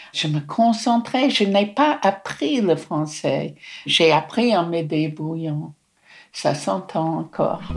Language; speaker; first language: French; non-native, fluent; English